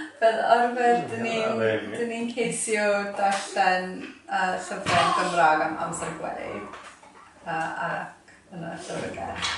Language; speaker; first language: Welsh; non-native, learner; English